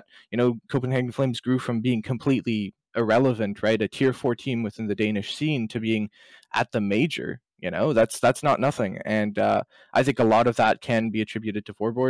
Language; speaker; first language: English; native; English